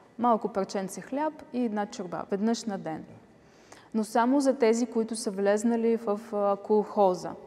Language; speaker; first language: Bulgarian; early bilingual, heritage; Bulgarian